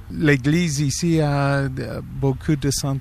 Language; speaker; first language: French; non-native, learner; English